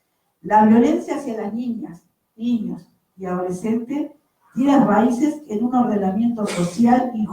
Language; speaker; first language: Spanish; native; Spanish